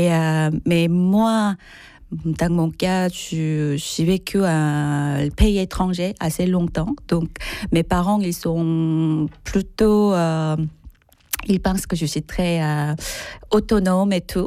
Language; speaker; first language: French; non-native, fluent; Korean